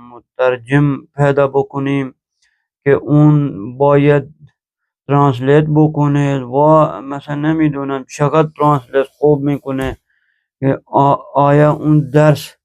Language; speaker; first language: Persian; non-native, fluent; Urdu